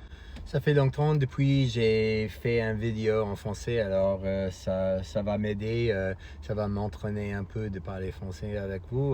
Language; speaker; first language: French; non-native, fluent; English